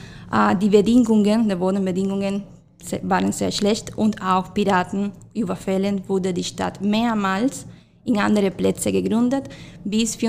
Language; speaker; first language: German; non-native, fluent; Spanish